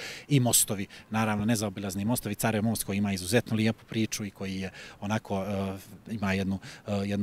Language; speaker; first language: Croatian; native; Croatian